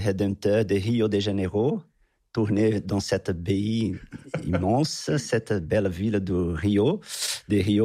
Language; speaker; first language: French; non-native, fluent; Portuguese